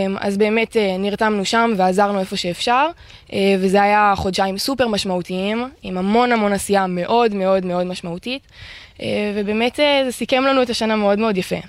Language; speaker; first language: Hebrew; early bilingual, heritage; Hebrew